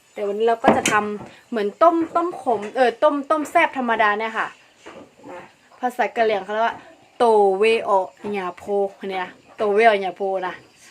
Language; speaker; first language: Thai; non-native, local second language; Karen languages